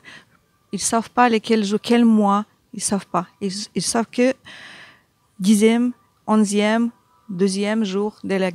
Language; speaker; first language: French; non-native, learner; Ukrainian